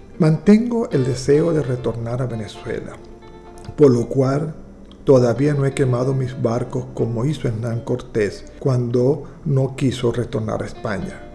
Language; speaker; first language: Spanish; native; Spanish